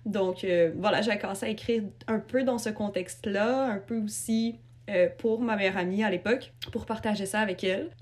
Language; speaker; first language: French; early bilingual, other home language; Russian